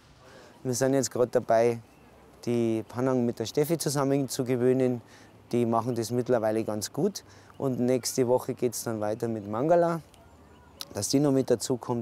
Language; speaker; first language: German; native; German